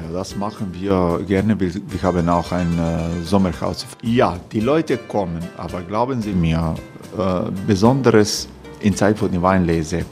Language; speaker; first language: German; non-native, learner; Croatian